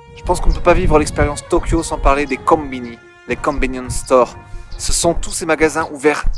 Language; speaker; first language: French; native; French